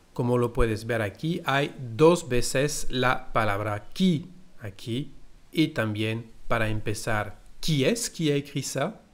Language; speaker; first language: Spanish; non-native, fluent; French